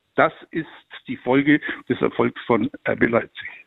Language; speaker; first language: German; native; German